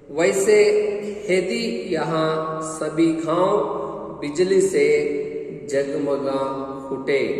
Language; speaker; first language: Hindi; non-native, local second language; Kannada